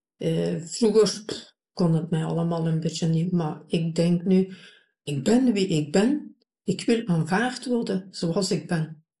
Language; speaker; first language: Dutch; native; Dutch